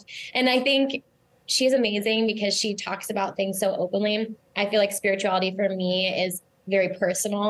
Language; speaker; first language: English; native; English